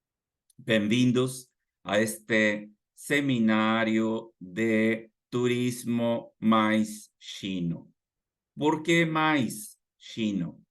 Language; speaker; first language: Portuguese; non-native, fluent; Spanish